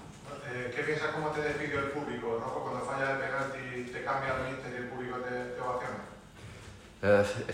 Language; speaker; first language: Spanish; native; Spanish